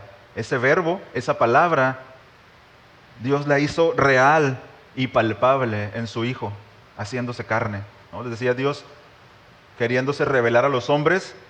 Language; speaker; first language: Spanish; native; Spanish